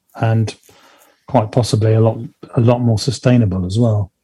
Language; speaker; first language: English; native; English